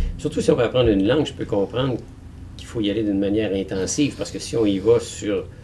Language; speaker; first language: French; native; French